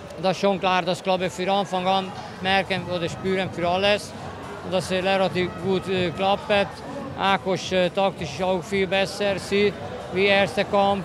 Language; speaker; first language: German; non-native, learner; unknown